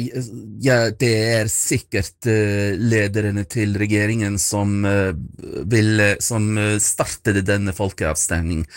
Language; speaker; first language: Norwegian; non-native, fluent; Icelandic